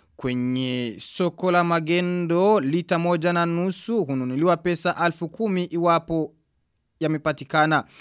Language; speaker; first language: Swahili; non-native, local second language; Rundi